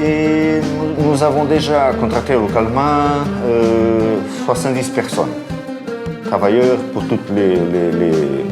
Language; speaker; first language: French; non-native, fluent; Portuguese